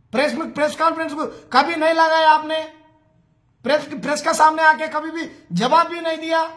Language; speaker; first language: Hindi; non-native, local second language; Telugu